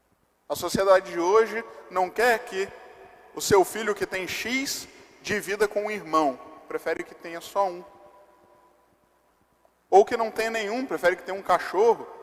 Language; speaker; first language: Portuguese; native; Portuguese